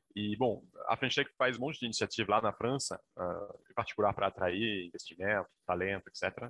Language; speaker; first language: Portuguese; non-native, fluent; French